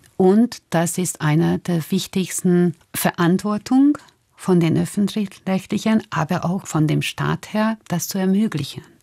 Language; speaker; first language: German; non-native, fluent; Hungarian